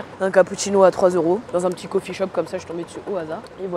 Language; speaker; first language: French; native; French